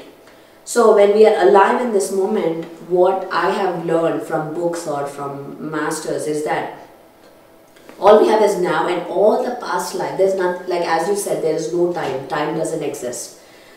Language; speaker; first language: English; non-native, local second language; Telugu